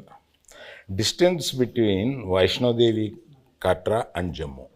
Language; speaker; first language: Telugu; native; Telugu